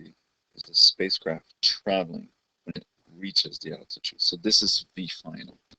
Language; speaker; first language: English; native; English